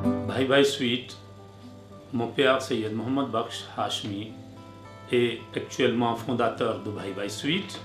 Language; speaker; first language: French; non-native, learner; Urdu